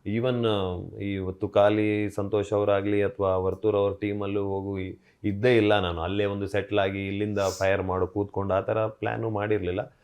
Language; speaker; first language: Kannada; non-native, local second language; Tulu